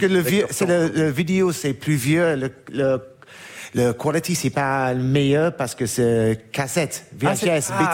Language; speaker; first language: French; non-native, learner; English